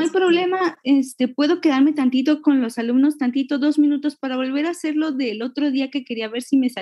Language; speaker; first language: Spanish; native; Spanish